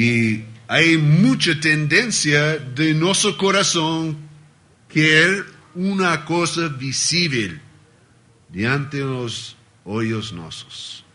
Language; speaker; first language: Spanish; non-native, learner; Portuguese